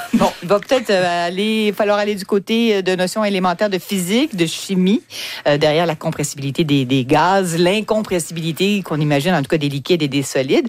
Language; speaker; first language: French; native; French